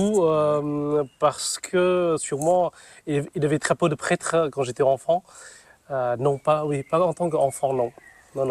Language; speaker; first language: French; non-native, fluent; Vietnamese